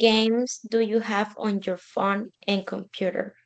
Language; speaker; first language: English; non-native, learner; Spanish